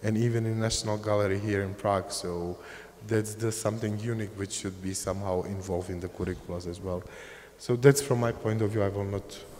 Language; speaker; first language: English; non-native, fluent; Czech